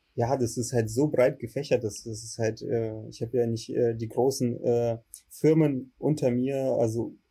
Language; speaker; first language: German; early bilingual, other home language; Russian